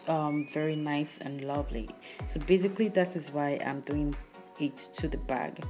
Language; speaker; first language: English; non-native, local second language; Yoruba